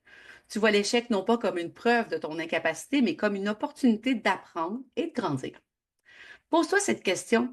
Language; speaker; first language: French; native; French